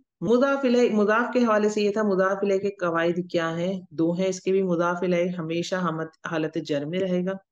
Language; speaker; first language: Urdu; native; Urdu